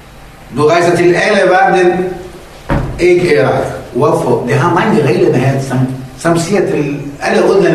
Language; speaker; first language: Danish; non-native, learner; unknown